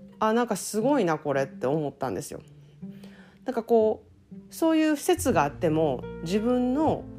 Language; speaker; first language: Japanese; native; Japanese